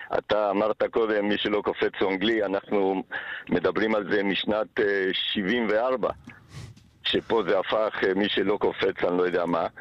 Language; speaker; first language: Hebrew; non-native, fluent; Spanish